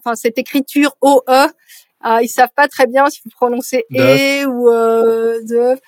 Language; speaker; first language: French; native; French